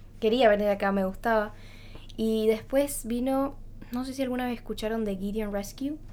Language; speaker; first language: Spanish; native; Spanish